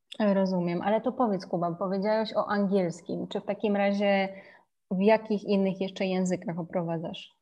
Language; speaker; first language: Polish; native; Polish